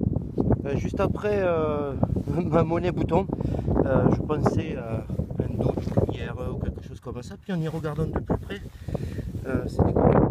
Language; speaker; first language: French; native; French